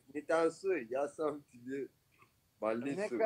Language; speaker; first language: Russian; non-native, learner; Persian